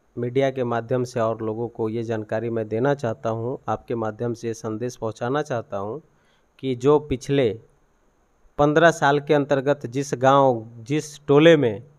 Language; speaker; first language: Hindi; native; Hindi